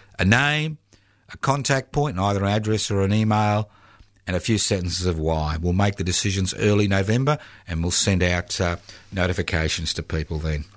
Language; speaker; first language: English; early bilingual, other home language; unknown